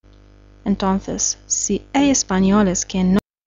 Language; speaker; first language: Spanish; non-native, learner; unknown